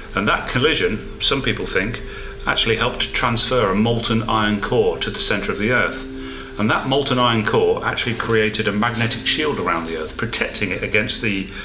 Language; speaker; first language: English; native; English